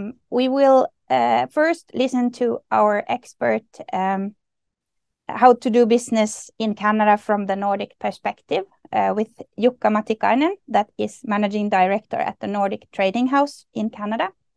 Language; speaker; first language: English; non-native, fluent; Swedish